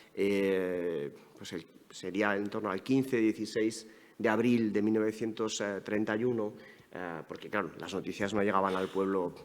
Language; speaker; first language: Spanish; native; Spanish